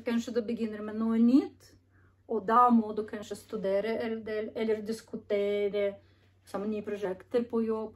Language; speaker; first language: Norwegian; non-native, learner; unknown